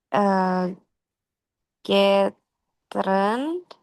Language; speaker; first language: German; non-native, learner; Indonesian